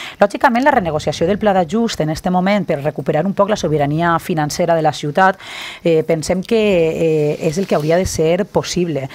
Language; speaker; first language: Catalan; native; Catalan